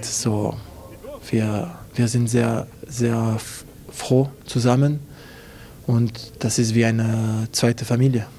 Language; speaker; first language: German; non-native, learner; French